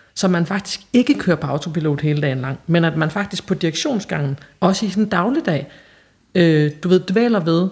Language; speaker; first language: Danish; native; Danish